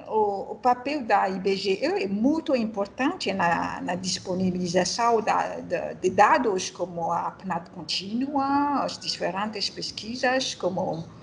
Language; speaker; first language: Portuguese; non-native, learner; French